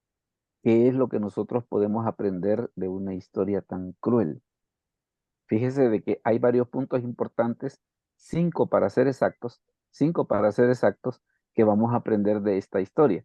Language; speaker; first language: Spanish; native; Spanish